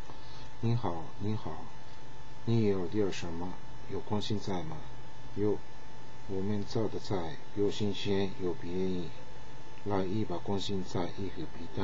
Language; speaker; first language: Chinese; non-native, learner; Japanese